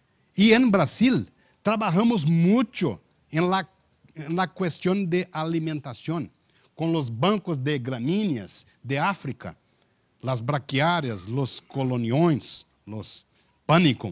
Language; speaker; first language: Spanish; non-native, learner; Portuguese